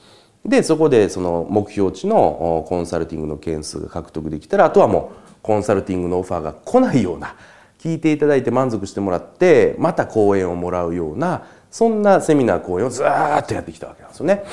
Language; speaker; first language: Japanese; native; Japanese